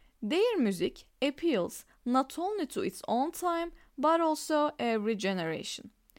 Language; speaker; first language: English; non-native, fluent; Turkish